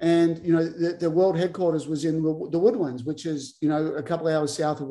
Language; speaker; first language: English; native; English